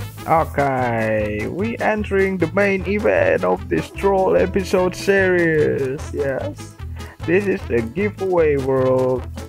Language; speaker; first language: English; non-native, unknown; Indonesian